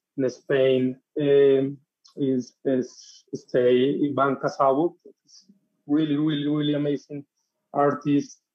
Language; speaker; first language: English; non-native, learner; Spanish